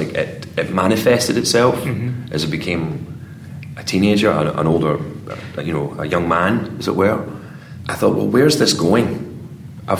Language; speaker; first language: English; native; English